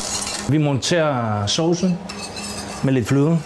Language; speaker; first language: Danish; non-native, fluent; Greek